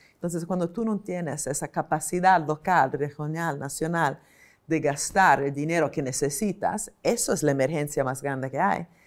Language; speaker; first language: Spanish; non-native, fluent; Italian